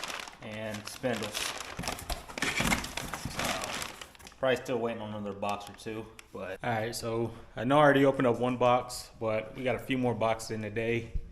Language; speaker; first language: English; native; English